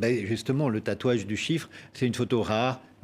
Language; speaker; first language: French; native; French